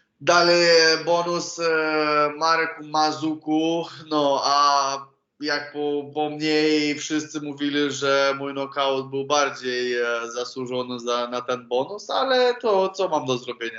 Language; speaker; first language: Polish; non-native, learner; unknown